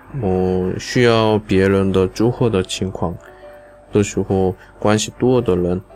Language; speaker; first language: Chinese; non-native, learner; Korean